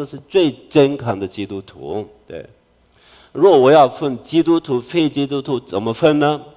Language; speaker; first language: Chinese; non-native, fluent; Korean